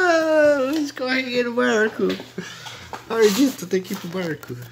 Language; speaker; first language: Portuguese; native; Portuguese